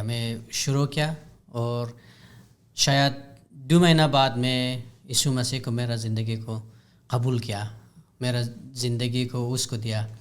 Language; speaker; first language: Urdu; non-native, learner; Hazaragi